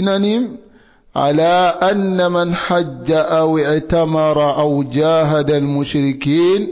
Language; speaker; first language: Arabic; non-native, fluent; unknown